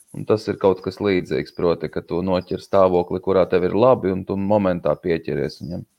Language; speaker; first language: Latvian; native; Latvian